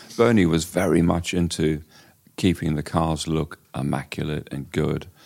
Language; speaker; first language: English; native; English